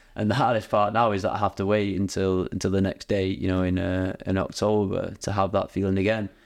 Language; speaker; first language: English; native; English